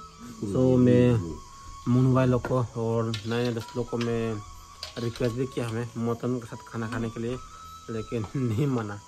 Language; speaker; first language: Hindi; non-native, local second language; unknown